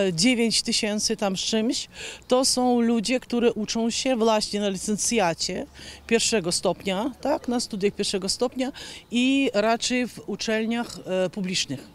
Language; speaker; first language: Polish; non-native, fluent; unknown